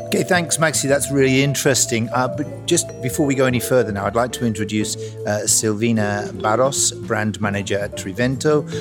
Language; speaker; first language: English; native; English